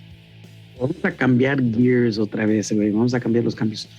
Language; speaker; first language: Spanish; early bilingual, heritage; Spanish